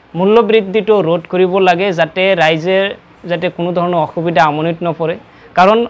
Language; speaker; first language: Assamese; non-native, local second language; Bangla